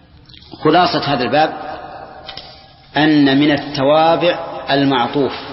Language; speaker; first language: Arabic; native; Arabic